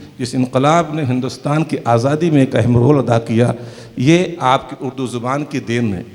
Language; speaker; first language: Urdu; native; Urdu